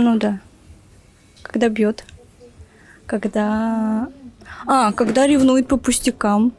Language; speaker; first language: Russian; non-native, local second language; Turkmen